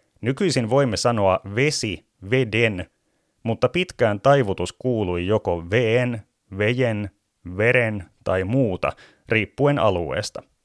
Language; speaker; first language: Finnish; native; Finnish